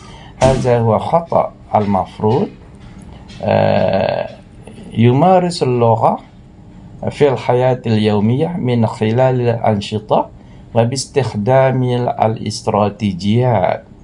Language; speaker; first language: Arabic; non-native, fluent; Malay